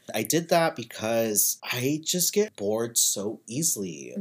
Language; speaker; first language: English; native; English